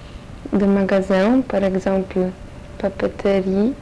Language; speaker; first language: French; non-native, learner; Polish